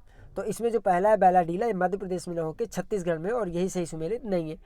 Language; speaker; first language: Hindi; native; Hindi